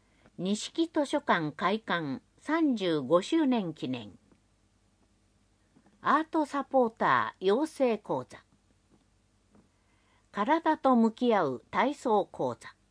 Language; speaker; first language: Japanese; native; Japanese